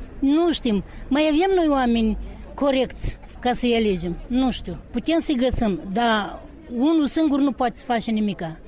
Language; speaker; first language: Romanian; native; Romanian